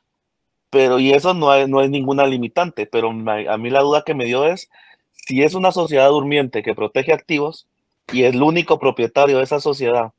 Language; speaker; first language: Spanish; native; Spanish